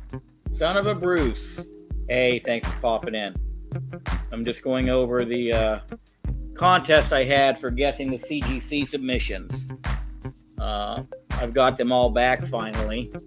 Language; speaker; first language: English; native; English